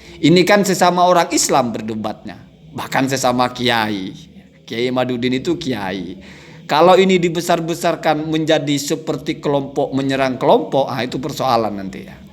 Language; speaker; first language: Indonesian; non-native, local second language; Madurese